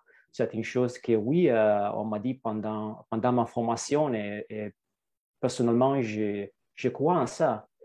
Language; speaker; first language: French; non-native, fluent; Italian